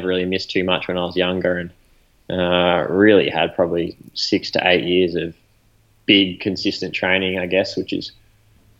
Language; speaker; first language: English; native; English